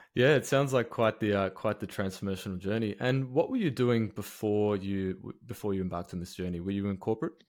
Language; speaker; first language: English; native; English